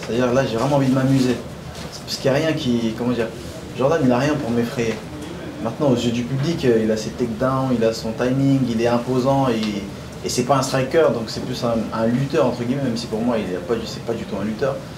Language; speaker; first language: French; native; French